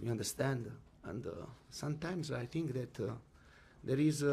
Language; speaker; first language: English; non-native, learner; Italian